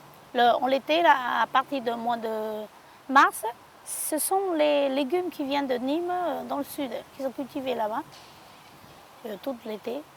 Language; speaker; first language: French; non-native, learner; Hmong